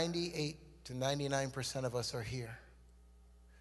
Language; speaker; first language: English; native; English